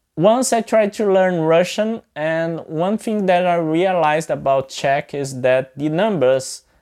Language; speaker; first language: English; non-native, fluent; Portuguese